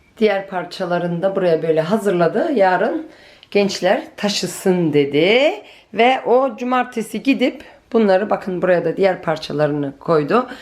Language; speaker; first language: Turkish; early bilingual, heritage; Turkish